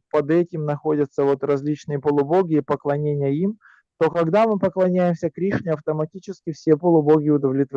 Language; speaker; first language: Russian; native; Russian